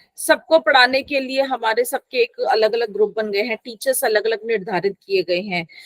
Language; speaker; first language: Hindi; native; Hindi